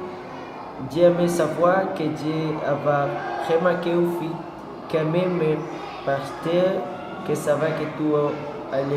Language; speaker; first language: French; non-native, learner; Spanish